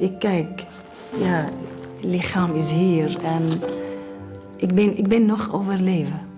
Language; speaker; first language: Dutch; non-native, learner; Arabic